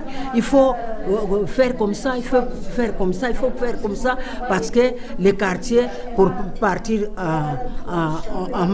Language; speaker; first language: French; non-native, learner; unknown